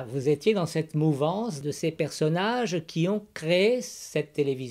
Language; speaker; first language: French; native; French